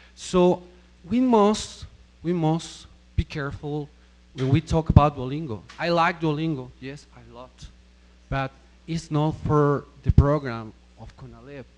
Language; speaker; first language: English; non-native, fluent; Spanish